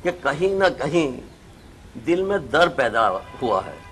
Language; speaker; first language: Hindi; non-native, local second language; Gujarati